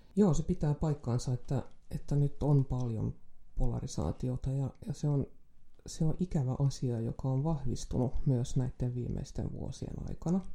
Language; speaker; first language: Finnish; non-native, local second language; Swedish